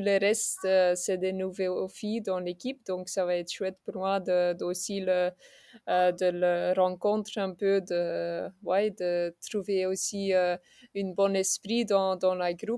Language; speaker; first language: French; non-native, local second language; Dutch